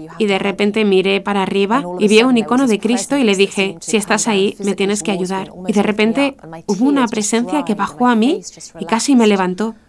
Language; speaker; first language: Spanish; non-native, fluent; English